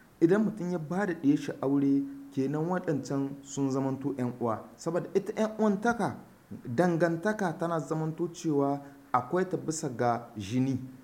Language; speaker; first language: Hausa; native; Hausa